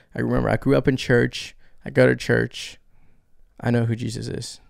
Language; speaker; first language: English; early bilingual, other home language; Spanish